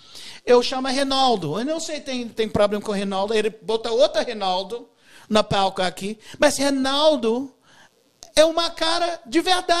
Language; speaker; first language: Portuguese; non-native, learner; English